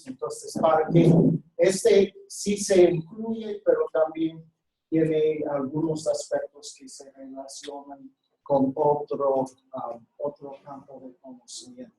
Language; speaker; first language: Spanish; non-native, fluent; English